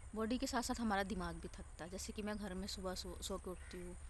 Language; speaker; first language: Hindi; native; Hindi